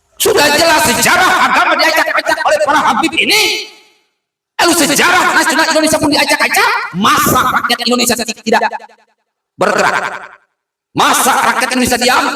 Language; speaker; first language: Indonesian; non-native, local second language; Sundanese